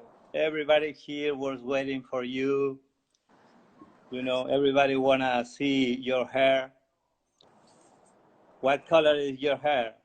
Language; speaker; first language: English; non-native, learner; Spanish